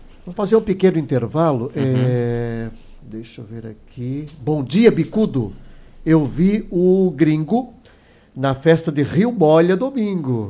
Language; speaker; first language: Portuguese; native; Portuguese